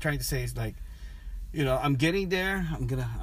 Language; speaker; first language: English; non-native, local second language; Filipino